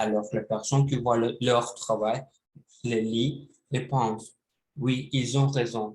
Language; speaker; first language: French; non-native, learner; Spanish